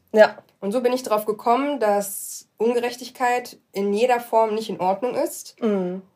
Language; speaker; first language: German; early bilingual, other home language; Arabic